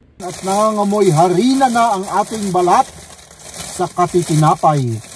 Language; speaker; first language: Filipino; native; Filipino